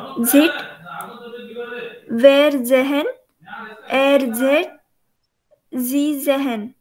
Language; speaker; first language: German; non-native, learner; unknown